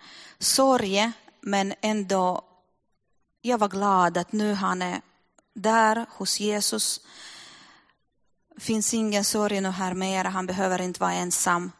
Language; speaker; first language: Swedish; non-native, fluent; Russian